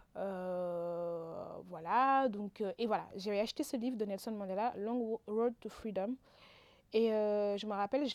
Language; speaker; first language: French; non-native, local second language; Wolof